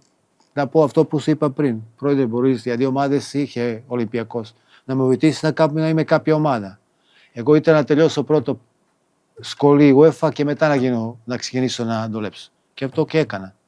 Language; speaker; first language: Greek; non-native, fluent; Serbian